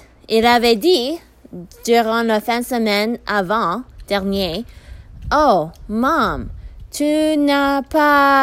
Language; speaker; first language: French; non-native, learner; English